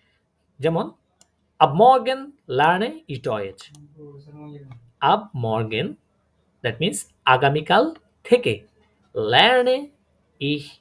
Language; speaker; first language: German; non-native, fluent; Bangla